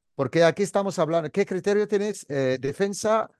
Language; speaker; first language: Spanish; non-native, fluent; Arabic